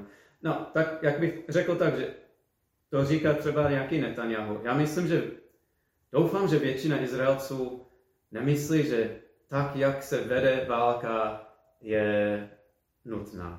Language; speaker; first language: Czech; non-native, fluent; English